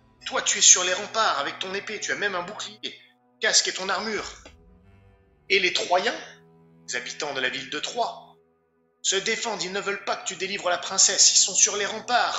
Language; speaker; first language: French; native; French